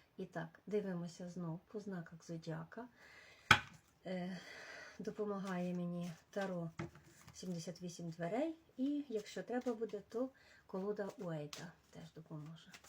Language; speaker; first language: Ukrainian; non-native, local second language; Russian